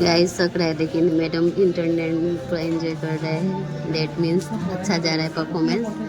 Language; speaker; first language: Hindi; non-native, local second language; Assamese